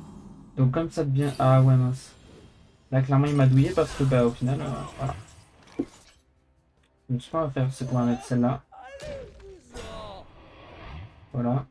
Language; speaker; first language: French; native; French